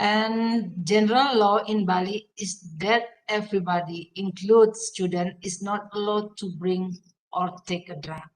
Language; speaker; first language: English; non-native, fluent; Indonesian